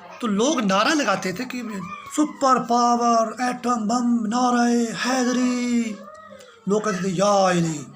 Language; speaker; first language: Urdu; non-native, local second language; Punjabi